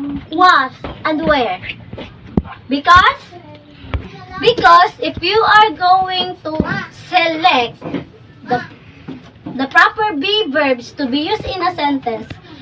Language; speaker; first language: English; non-native, local second language; Cebuano